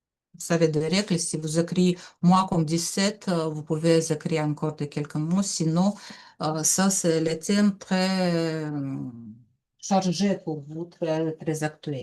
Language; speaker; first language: French; non-native, learner; Russian